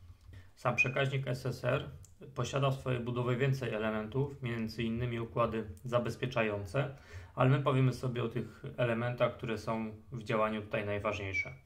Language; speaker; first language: Polish; native; Polish